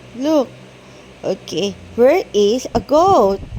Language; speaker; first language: English; non-native, local second language; Filipino